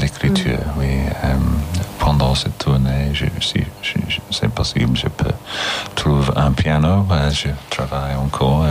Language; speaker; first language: French; non-native, learner; English